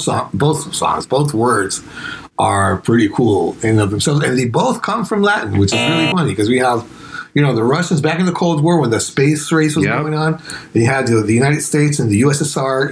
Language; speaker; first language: English; non-native, fluent; Spanish